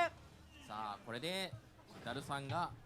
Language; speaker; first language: Japanese; native; Japanese